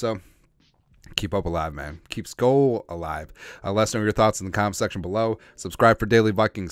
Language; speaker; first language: English; native; English